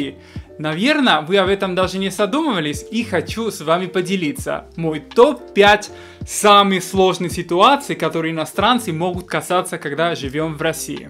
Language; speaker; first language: Russian; non-native, fluent; Spanish